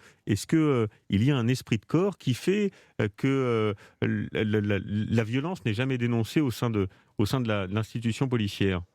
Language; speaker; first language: French; native; French